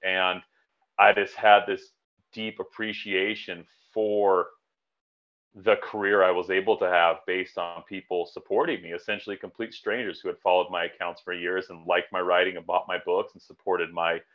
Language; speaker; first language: English; native; English